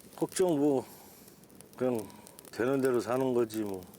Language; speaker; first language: Korean; native; Korean